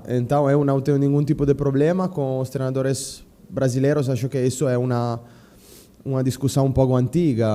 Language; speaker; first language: Portuguese; non-native, fluent; Italian